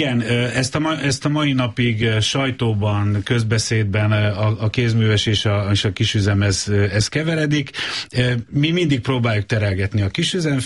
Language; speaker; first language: Hungarian; native; Hungarian